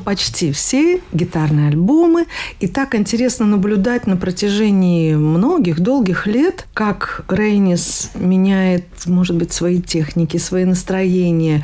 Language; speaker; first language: Russian; native; Russian